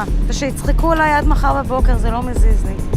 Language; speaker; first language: Hebrew; native; Hebrew